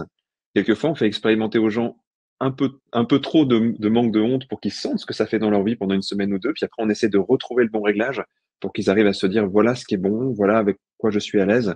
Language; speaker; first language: French; native; French